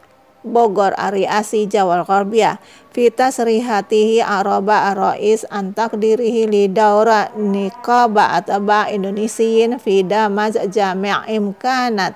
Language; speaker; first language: Arabic; non-native, fluent; Indonesian